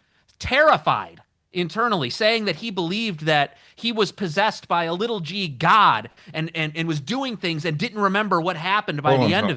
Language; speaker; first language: English; native; English